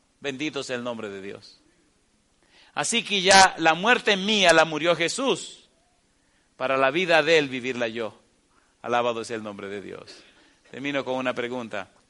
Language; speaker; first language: Spanish; native; Spanish